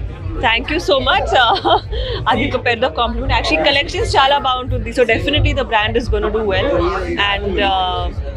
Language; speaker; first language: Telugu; non-native, learner; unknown